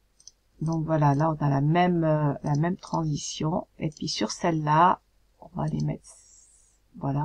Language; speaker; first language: French; native; French